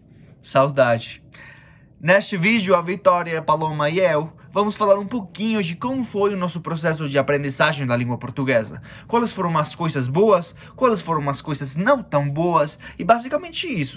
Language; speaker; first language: Portuguese; non-native, fluent; Spanish